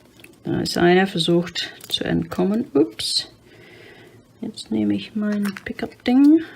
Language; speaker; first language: German; non-native, fluent; English